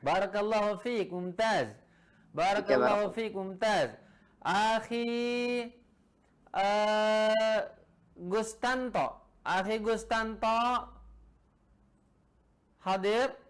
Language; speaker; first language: Arabic; non-native, fluent; Indonesian